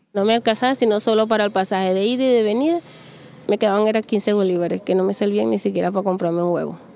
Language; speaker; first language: Spanish; native; Spanish